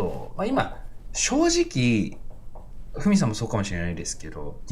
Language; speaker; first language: Japanese; native; Japanese